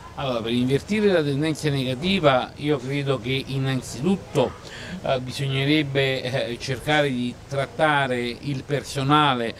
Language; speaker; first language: Italian; native; Italian